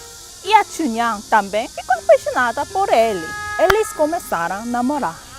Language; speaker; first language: Portuguese; non-native, fluent; Korean